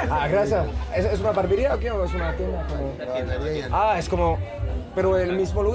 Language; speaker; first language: Spanish; non-native, learner; French